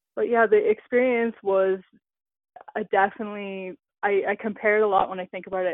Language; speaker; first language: English; native; English